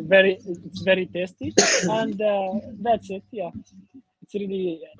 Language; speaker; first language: English; non-native, learner; Arabic